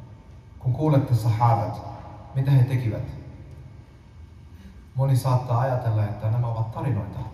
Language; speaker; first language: Finnish; early bilingual, other home language; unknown